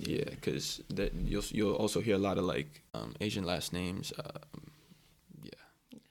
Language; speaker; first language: English; native; English